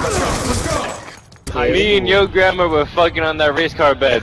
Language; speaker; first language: English; native; English